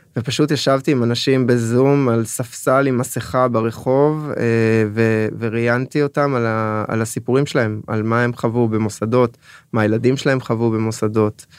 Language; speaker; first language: Hebrew; early bilingual, other home language; French